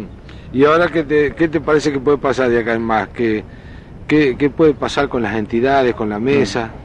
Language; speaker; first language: Spanish; native; Spanish